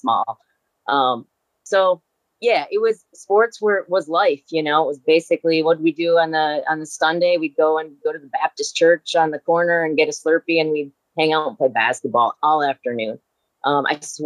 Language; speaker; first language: English; native; English